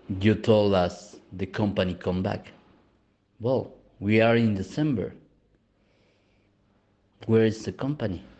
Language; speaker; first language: English; non-native, learner; Spanish